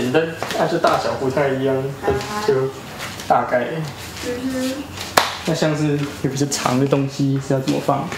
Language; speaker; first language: Chinese; native; Chinese